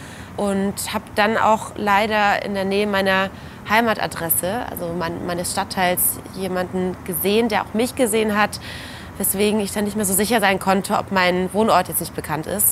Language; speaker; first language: German; native; German